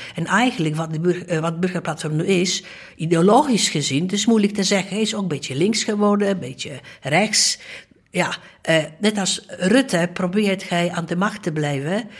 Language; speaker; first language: Dutch; non-native, fluent; Polish